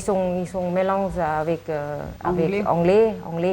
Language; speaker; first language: French; non-native, learner; Thai